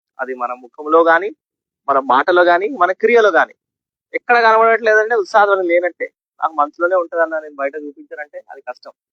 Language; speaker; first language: Telugu; non-native, local second language; Kannada